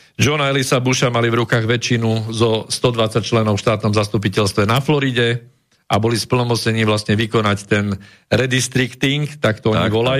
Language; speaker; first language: Slovak; native; Slovak